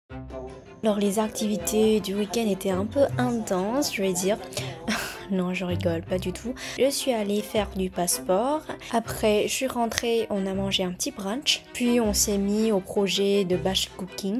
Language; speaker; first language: French; non-native, fluent; Vietnamese